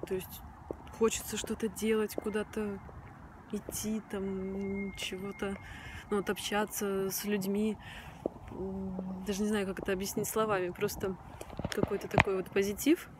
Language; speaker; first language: Russian; native; Russian